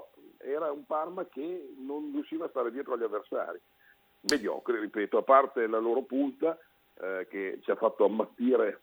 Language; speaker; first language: Italian; native; Italian